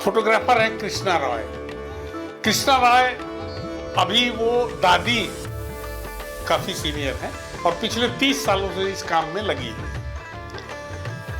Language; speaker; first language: Hindi; native; Hindi